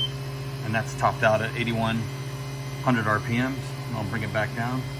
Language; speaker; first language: English; native; English